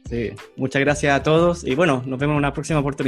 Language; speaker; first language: Spanish; native; Spanish